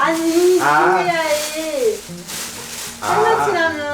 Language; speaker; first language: Korean; non-native, learner; French